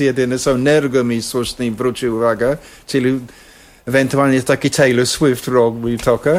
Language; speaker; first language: Polish; non-native, fluent; English